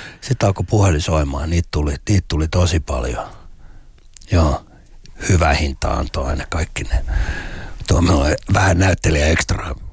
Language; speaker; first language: Finnish; native; Finnish